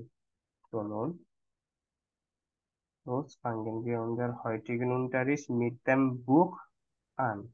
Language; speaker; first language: German; non-native, fluent; Bangla